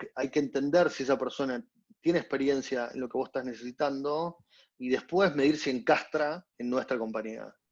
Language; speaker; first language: Spanish; native; Spanish